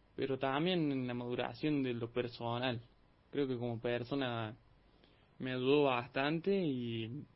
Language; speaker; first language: Spanish; native; Spanish